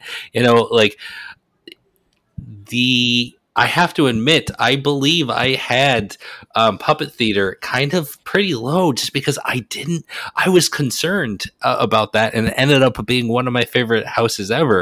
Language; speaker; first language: English; native; English